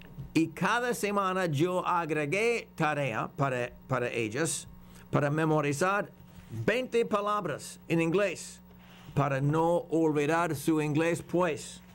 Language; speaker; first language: Spanish; non-native, fluent; English